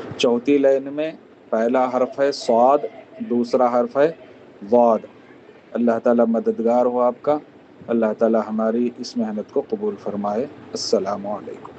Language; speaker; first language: Urdu; native; Urdu